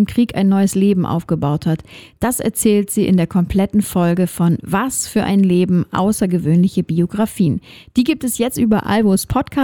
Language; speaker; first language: German; native; German